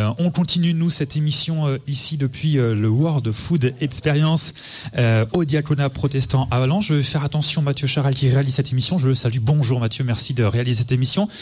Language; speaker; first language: French; native; French